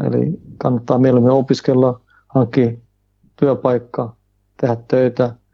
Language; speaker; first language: Finnish; early bilingual, heritage; Finnish